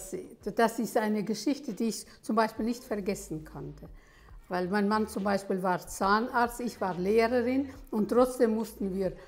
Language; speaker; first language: German; early bilingual, heritage; German